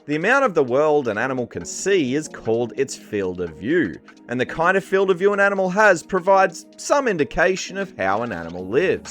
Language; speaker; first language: English; native; English